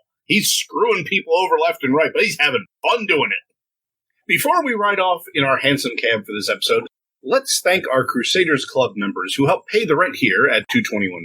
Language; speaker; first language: English; native; English